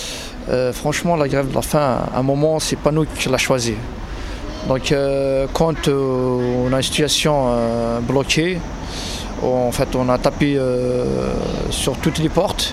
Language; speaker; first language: French; non-native, local second language; Arabic